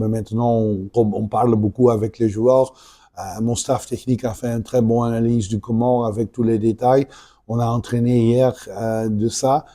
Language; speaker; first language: French; non-native, local second language; Dutch